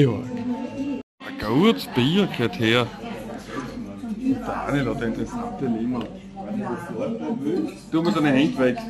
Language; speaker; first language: German; native; German